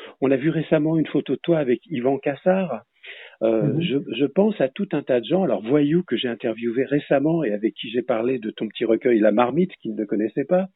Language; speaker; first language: French; native; French